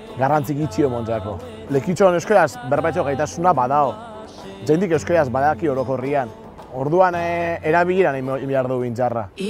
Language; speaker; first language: Basque; native; Basque